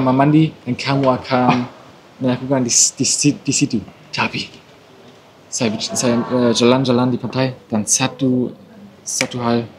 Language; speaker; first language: Indonesian; non-native, learner; German